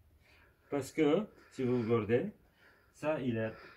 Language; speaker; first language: French; non-native, fluent; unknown